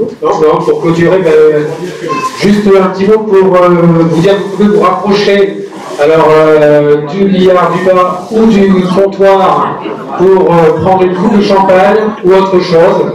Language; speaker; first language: French; native; French